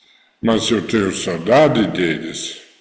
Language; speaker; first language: Portuguese; non-native, fluent; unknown